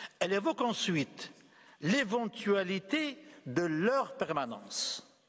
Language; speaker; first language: French; non-native, local second language; Arabic